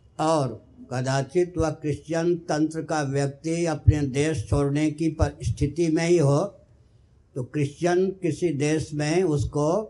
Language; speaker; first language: Hindi; non-native, local second language; Maithili